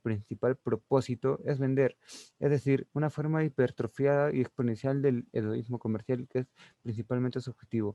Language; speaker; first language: Spanish; native; Spanish